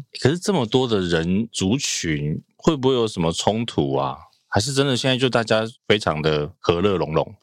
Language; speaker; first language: Chinese; native; Chinese